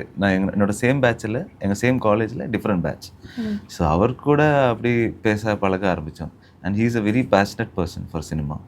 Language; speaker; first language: Tamil; early bilingual, heritage; Tamil